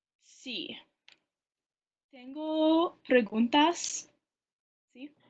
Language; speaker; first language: Spanish; non-native, learner; English